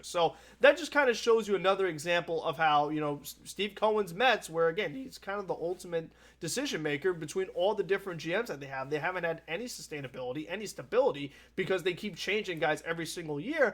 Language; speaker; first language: English; native; English